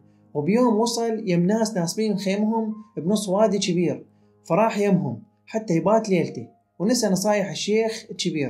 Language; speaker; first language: Arabic; native; Arabic